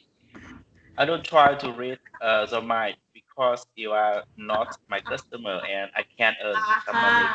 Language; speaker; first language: English; non-native, learner; Vietnamese